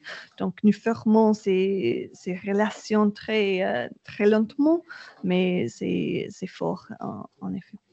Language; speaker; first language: French; non-native, learner; English